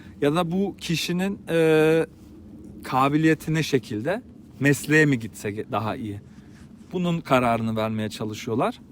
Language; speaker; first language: Turkish; early bilingual, heritage; Turkish